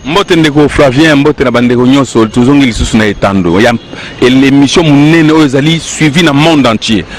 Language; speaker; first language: Lingala; native; Lingala